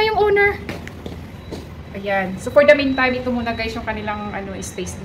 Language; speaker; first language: Filipino; native; Filipino